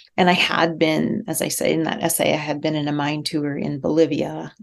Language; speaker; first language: English; native; English